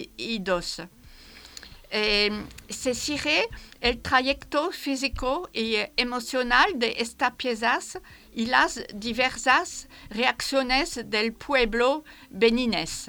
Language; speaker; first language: Spanish; non-native, fluent; French